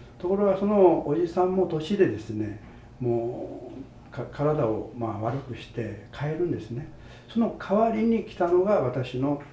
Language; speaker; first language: Japanese; native; Japanese